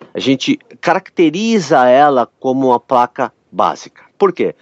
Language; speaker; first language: Portuguese; native; Portuguese